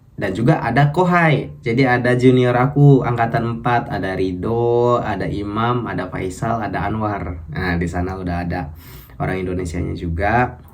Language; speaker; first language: Indonesian; native; Indonesian